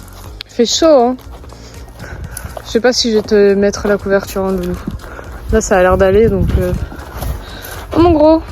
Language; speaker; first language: French; native; French